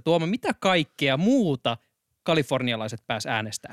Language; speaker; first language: Finnish; native; Finnish